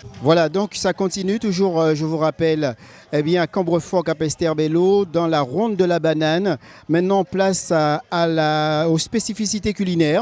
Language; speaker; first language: French; native; French